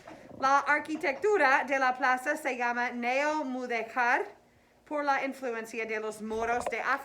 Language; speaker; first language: Spanish; non-native, fluent; English